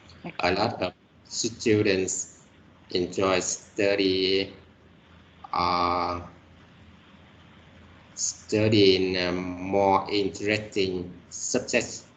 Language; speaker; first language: English; non-native, learner; Vietnamese